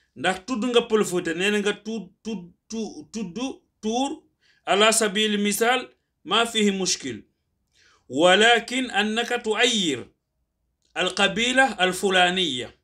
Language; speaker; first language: Wolof; non-native, local second language; Fula